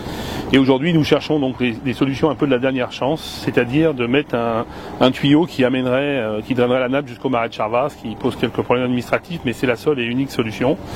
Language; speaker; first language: French; native; French